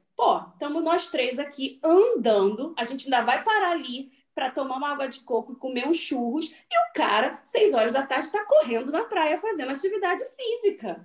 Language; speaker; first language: Portuguese; native; Portuguese